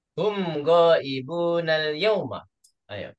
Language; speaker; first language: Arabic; non-native, fluent; Indonesian